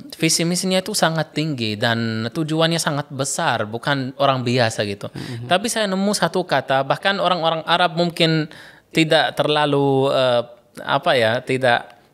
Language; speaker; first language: Indonesian; non-native, fluent; Arabic